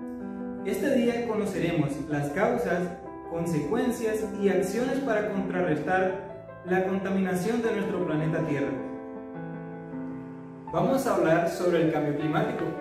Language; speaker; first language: Spanish; native; Spanish